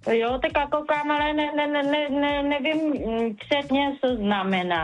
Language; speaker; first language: Czech; non-native, learner; Vietnamese